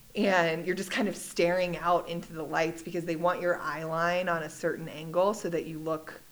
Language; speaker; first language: English; native; English